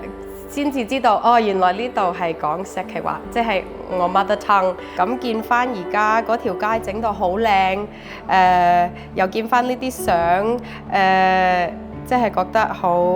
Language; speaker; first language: Cantonese; early bilingual, heritage; Cantonese